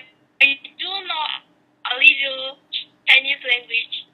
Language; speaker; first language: English; non-native, learner; Burmese